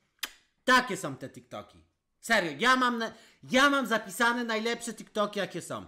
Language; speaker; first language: Polish; native; Polish